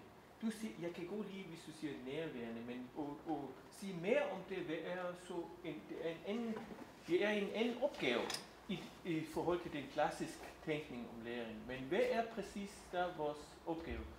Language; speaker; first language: Danish; non-native, fluent; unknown